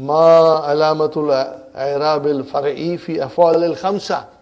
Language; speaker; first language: Arabic; non-native, fluent; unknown